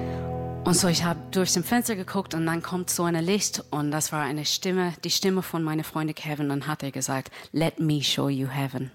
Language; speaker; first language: German; non-native, learner; English